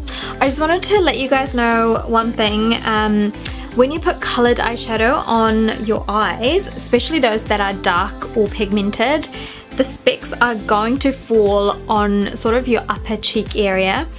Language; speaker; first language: English; early bilingual, other home language; Sinhala